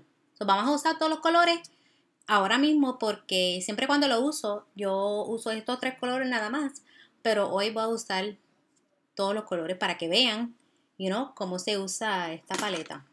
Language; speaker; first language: Spanish; early bilingual, heritage; Spanish